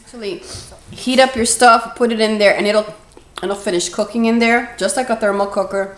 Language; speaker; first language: English; native; English